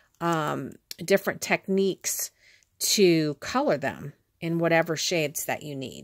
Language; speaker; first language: English; native; English